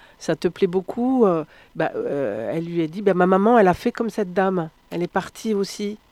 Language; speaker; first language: French; native; French